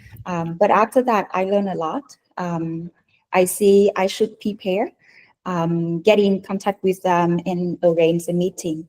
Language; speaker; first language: English; non-native, fluent; Vietnamese